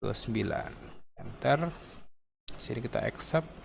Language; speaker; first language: Indonesian; native; Indonesian